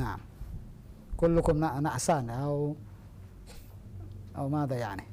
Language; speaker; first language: Arabic; non-native, fluent; Indonesian